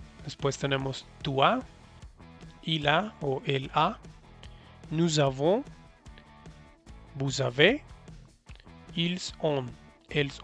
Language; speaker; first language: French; non-native, learner; Spanish